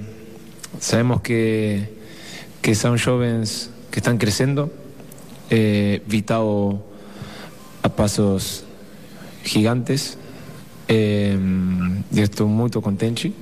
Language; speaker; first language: Portuguese; non-native, fluent; Spanish